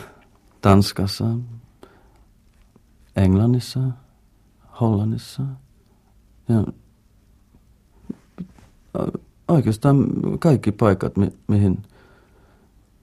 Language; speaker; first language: Finnish; non-native, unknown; English